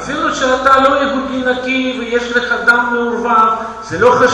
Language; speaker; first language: Hebrew; non-native, fluent; Russian